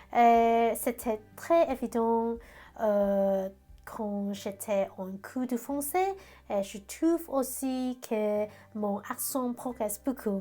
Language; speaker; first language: French; non-native, learner; Cantonese